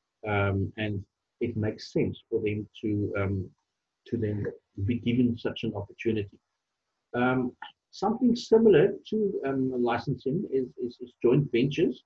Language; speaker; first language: English; non-native, local second language; Afrikaans